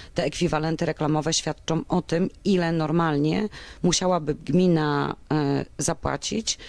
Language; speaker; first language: Polish; native; Polish